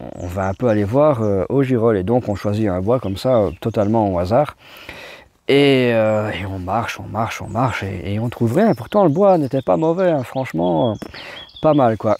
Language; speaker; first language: French; native; French